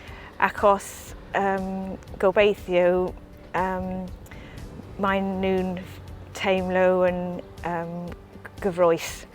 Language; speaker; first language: Welsh; non-native, learner; English